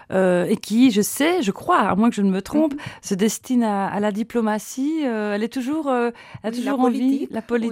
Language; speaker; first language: French; native; French